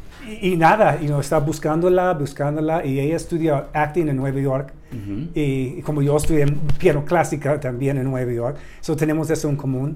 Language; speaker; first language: Spanish; non-native, learner; English